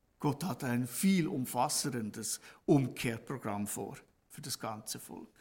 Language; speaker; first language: German; native; German